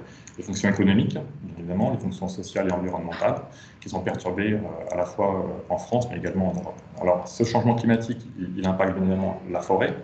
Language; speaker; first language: French; native; French